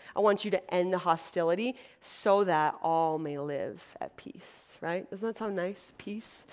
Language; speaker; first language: English; native; English